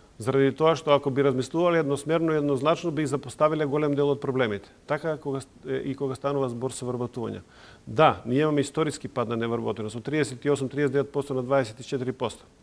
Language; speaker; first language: Macedonian; non-native, local second language; Serbian